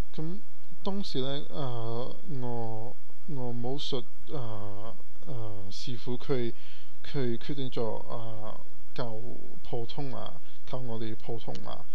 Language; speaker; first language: Cantonese; non-native, learner; Portuguese